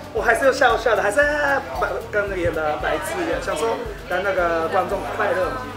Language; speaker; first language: Chinese; non-native, fluent; Japanese